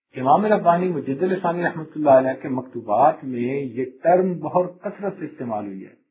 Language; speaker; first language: Urdu; non-native, local second language; Punjabi